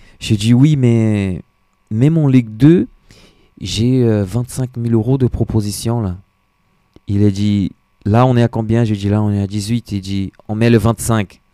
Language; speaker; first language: French; non-native, fluent; Portuguese